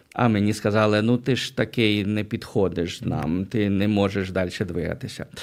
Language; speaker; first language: Ukrainian; native; Ukrainian